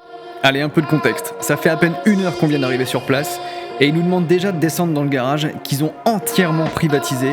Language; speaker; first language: French; native; French